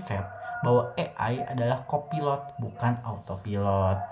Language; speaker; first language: Indonesian; native; Indonesian